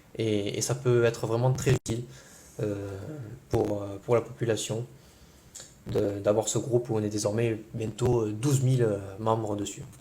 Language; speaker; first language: French; native; French